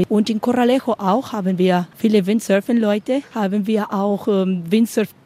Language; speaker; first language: German; non-native, learner; Spanish